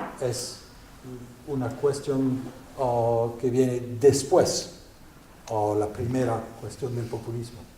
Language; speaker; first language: Spanish; non-native, learner; French